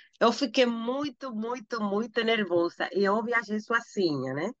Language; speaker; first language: Portuguese; non-native, learner; Spanish